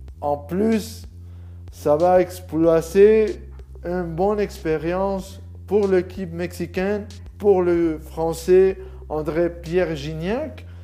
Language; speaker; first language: French; non-native, learner; Spanish